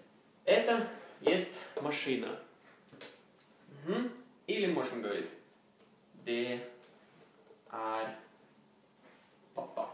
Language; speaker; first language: Russian; non-native, learner; Norwegian